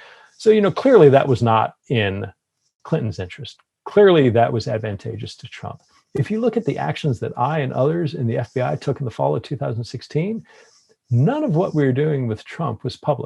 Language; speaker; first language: English; native; English